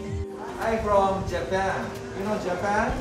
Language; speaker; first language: English; non-native, learner; Japanese